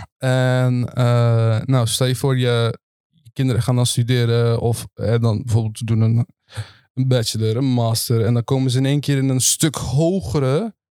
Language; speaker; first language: Dutch; early bilingual, other home language; Turkish